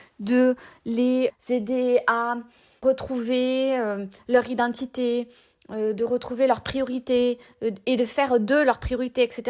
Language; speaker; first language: French; native; French